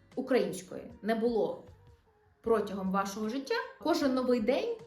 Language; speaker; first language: Ukrainian; non-native, local second language; Russian